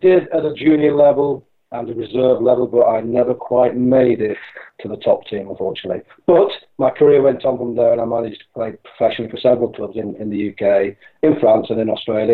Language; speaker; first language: English; native; English